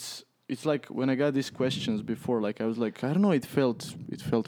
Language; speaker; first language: English; non-native, fluent; Croatian